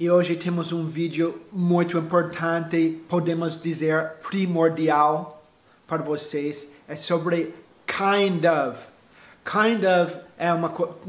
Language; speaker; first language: Portuguese; non-native, fluent; English